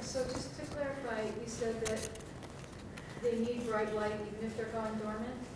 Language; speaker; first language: English; native; English